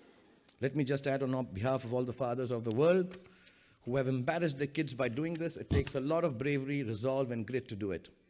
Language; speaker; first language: English; non-native, local second language; Hindi